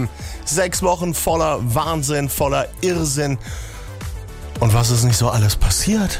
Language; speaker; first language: German; native; German